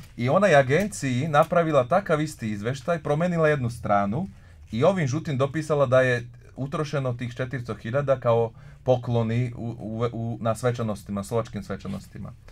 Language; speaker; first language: Croatian; non-native, local second language; Slovak